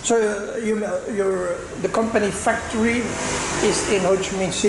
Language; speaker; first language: English; non-native, fluent; Dutch